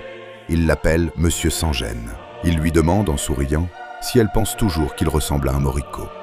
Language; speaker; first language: French; native; French